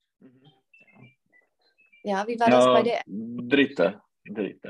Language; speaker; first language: German; non-native, learner; Czech